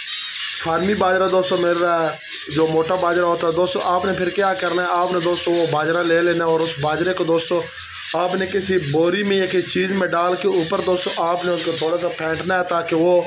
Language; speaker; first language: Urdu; non-native, local second language; Punjabi